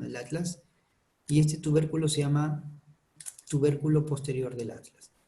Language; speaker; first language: Spanish; native; Spanish